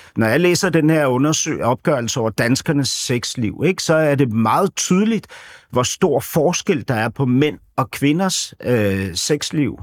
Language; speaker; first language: Danish; native; Danish